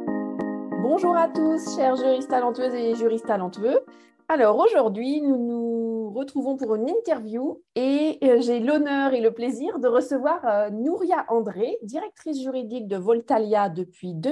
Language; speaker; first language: French; native; French